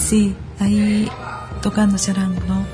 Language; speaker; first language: Spanish; non-native, learner; Japanese